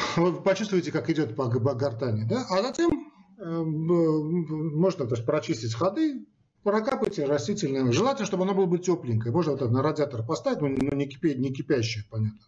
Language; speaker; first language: Russian; non-native, local second language; Armenian